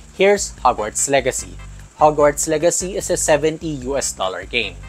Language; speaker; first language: English; non-native, local second language; Filipino